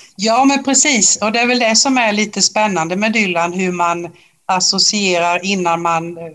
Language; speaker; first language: Swedish; native; Swedish